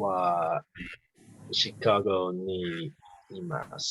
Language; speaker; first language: Japanese; non-native, learner; English